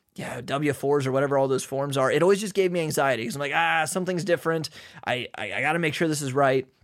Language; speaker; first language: English; native; English